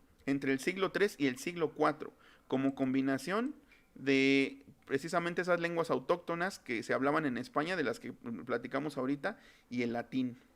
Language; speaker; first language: Spanish; native; Spanish